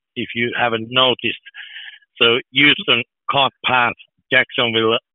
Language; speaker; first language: English; non-native, fluent; Finnish